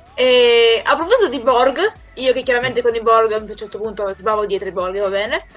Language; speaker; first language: Italian; native; Italian